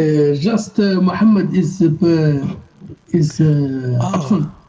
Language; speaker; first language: English; non-native, learner; Arabic